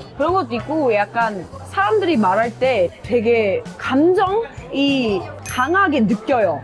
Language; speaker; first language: Korean; non-native, fluent; English